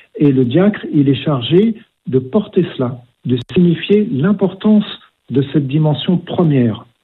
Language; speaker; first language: French; native; French